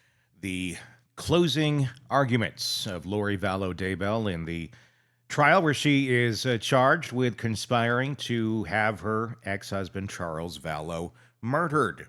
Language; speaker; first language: English; native; English